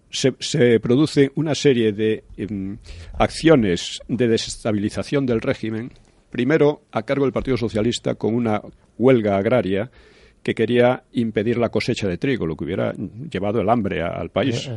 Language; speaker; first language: Spanish; native; Spanish